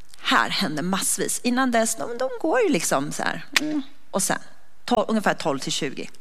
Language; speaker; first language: Swedish; early bilingual, other home language; Persian